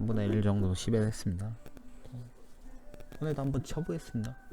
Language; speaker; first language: Korean; native; Korean